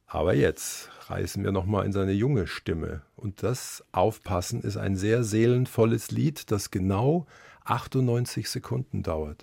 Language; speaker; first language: German; native; German